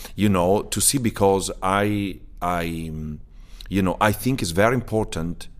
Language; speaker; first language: English; early bilingual, other home language; Italian